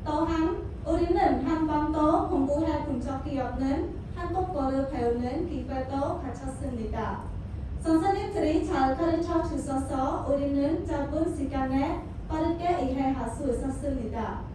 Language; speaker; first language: Korean; non-native, learner; Khmer